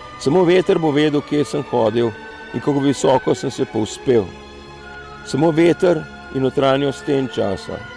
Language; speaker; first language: Slovenian; native; Slovenian